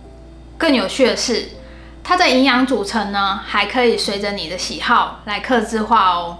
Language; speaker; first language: Chinese; native; Chinese